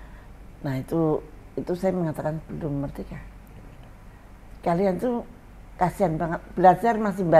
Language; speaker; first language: Indonesian; native; Indonesian